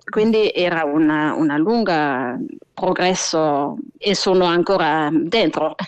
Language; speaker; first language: Italian; non-native, fluent; German